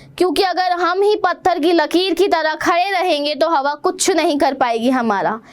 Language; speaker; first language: Hindi; native; Hindi